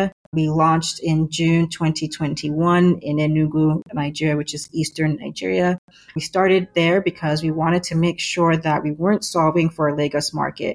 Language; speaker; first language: English; native; English